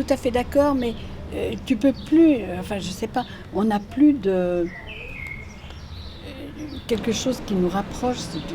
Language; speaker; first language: French; native; French